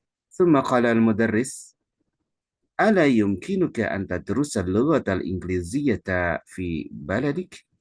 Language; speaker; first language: Arabic; non-native, fluent; Indonesian